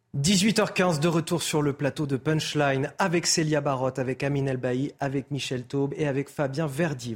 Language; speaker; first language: French; native; French